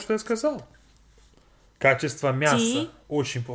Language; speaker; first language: Russian; non-native, fluent; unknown